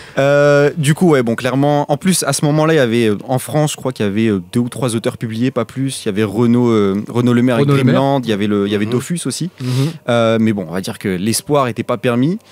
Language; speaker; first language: French; native; French